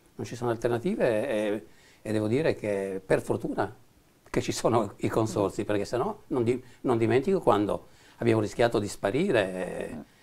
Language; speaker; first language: Italian; native; Italian